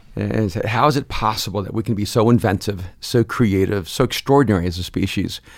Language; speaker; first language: English; early bilingual, other home language; Spanish